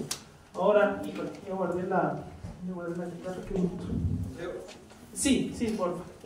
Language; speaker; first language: Spanish; native; Spanish